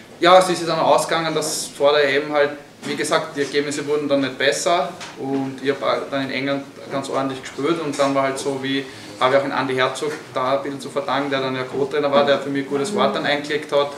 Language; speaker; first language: German; native; German